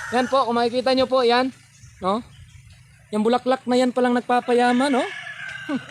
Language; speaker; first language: Filipino; non-native, local second language; Cebuano